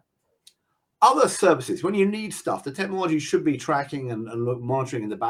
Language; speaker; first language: English; native; English